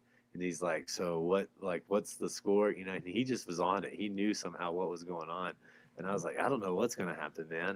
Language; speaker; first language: English; native; English